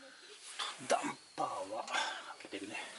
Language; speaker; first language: Japanese; native; Japanese